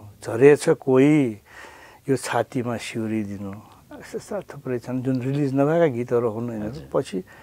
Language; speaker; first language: Nepali; non-native, local second language; Newari